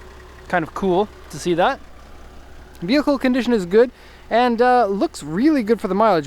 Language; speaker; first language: English; native; English